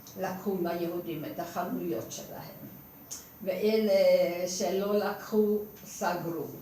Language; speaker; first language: Hebrew; non-native, fluent; Hungarian